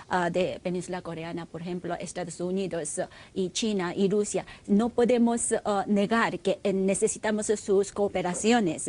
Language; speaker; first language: Spanish; non-native, fluent; Korean